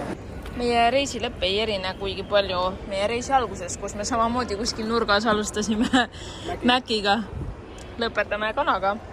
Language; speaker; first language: Estonian; native; Estonian